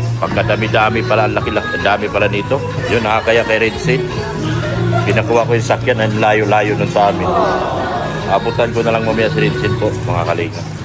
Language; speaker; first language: Filipino; non-native, local second language; Cebuano